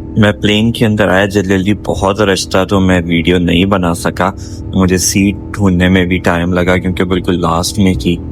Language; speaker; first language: Urdu; native; Urdu